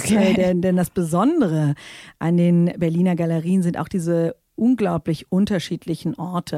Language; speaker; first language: German; native; German